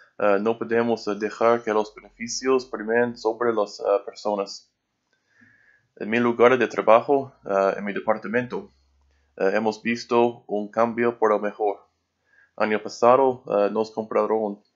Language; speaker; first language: Spanish; non-native, learner; English